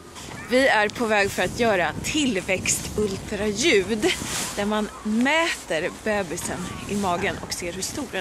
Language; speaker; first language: Swedish; native; Swedish